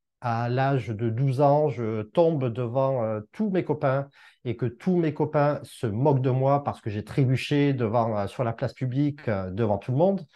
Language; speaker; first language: French; native; French